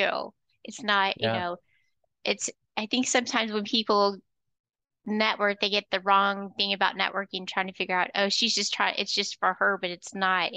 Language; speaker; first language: English; native; English